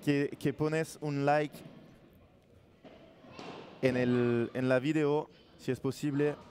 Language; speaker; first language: Spanish; non-native, learner; French